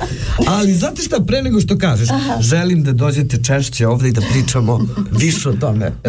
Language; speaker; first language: Serbian; native; Serbian